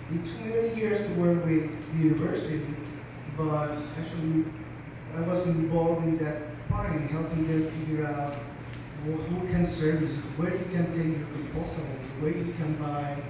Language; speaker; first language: English; non-native, fluent; Spanish